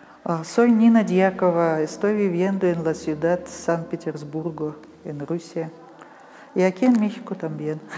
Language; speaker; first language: Spanish; non-native, fluent; Russian